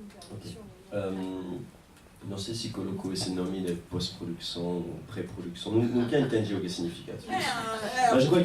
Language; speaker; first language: Portuguese; non-native, fluent; French